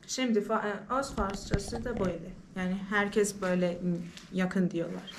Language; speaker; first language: Turkish; non-native, fluent; Persian